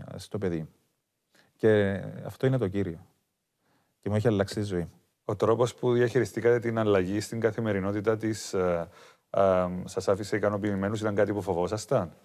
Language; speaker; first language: Greek; native; Greek